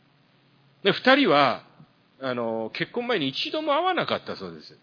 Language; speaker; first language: Japanese; early bilingual, heritage; Japanese